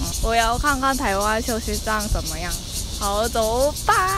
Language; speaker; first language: Chinese; non-native, learner; Korean